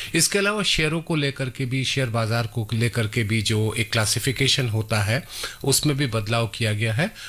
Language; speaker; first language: Hindi; native; Hindi